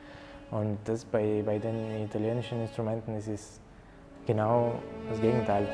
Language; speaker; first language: German; non-native, fluent; Bulgarian